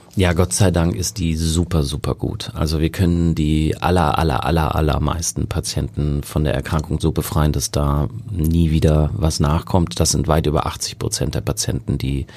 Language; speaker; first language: German; native; German